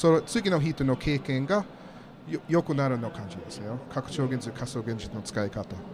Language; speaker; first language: Japanese; non-native, learner; English